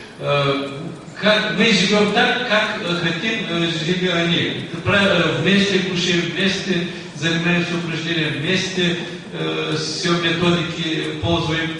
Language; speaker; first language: Russian; non-native, learner; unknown